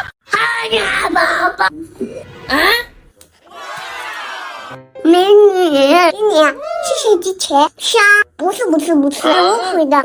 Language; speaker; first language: Chinese; native; Chinese